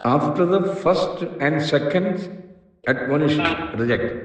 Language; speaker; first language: English; non-native, local second language; Malayalam